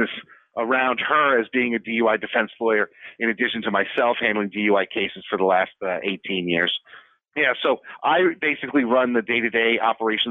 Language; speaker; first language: English; native; English